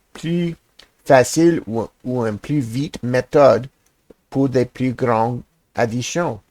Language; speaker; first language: French; non-native, learner; English